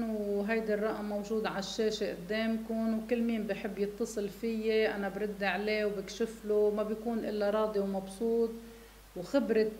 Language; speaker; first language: Arabic; native; Arabic